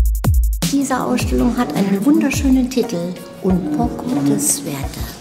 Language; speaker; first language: German; non-native, fluent; Spanish